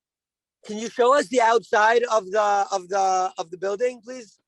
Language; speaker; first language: English; native; English